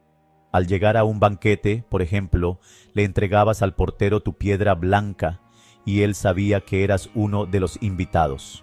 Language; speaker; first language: Spanish; native; Spanish